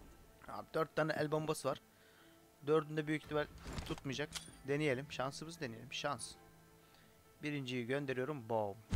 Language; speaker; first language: Turkish; native; Turkish